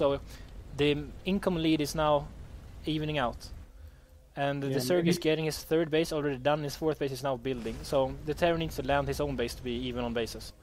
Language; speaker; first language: English; non-native, fluent; Swedish